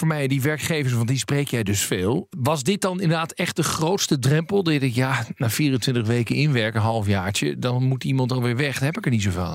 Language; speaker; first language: Dutch; native; Dutch